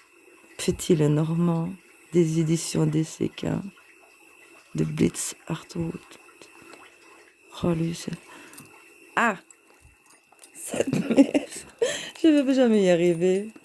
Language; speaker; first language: French; native; French